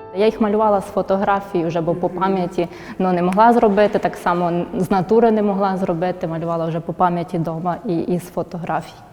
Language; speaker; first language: Ukrainian; native; Ukrainian